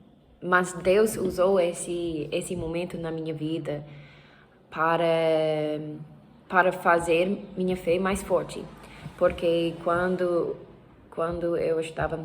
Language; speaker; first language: Portuguese; non-native, learner; English